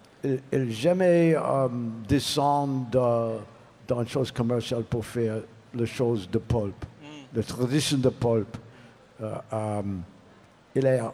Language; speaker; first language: French; non-native, learner; English